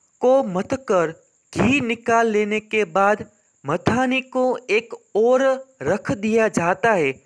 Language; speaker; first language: Hindi; non-native, local second language; Gujarati